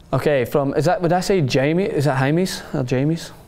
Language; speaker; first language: English; native; English